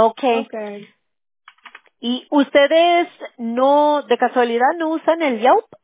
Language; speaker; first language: Spanish; early bilingual, other home language; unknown